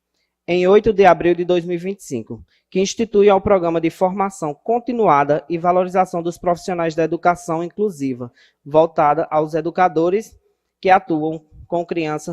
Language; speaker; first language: Portuguese; native; Portuguese